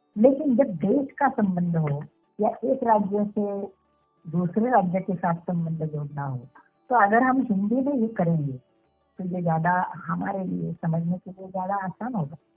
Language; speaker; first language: Hindi; non-native, local second language; Marathi